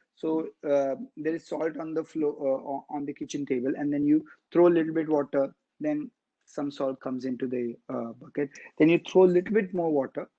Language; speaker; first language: English; non-native, local second language; Marathi